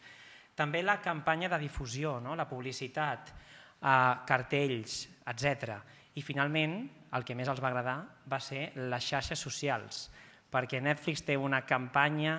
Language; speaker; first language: Catalan; native; Catalan